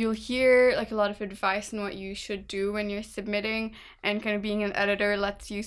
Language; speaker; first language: English; non-native, local second language; Urdu